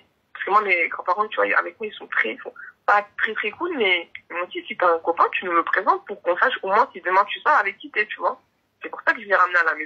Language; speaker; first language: French; native; French